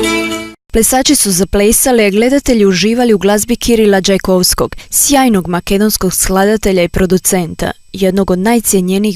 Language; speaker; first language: Croatian; native; Croatian